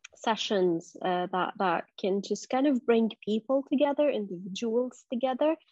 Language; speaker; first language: English; non-native, fluent; Arabic